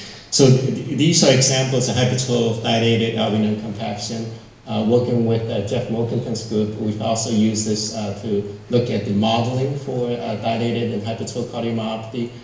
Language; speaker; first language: English; non-native, fluent; Min Nan Chinese